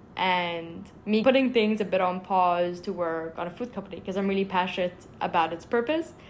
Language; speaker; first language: English; non-native, fluent; Arabic